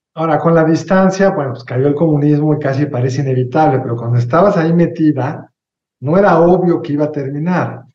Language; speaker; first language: Spanish; native; Spanish